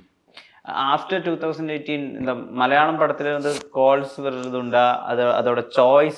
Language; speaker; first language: Tamil; non-native, fluent; Malayalam